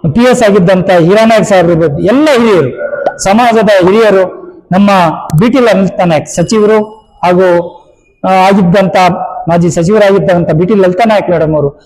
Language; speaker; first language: Kannada; non-native, local second language; Lambadi